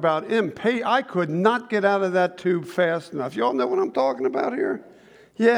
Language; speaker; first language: English; native; English